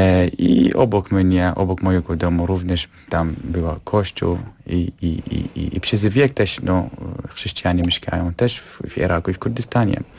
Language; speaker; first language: Polish; non-native, fluent; Kurdish